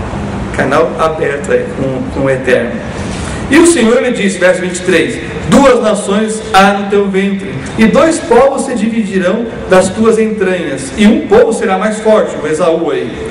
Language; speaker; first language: Portuguese; native; Portuguese